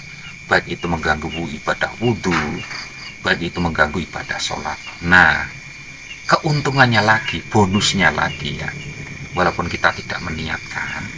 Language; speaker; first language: Indonesian; non-native, local second language; Javanese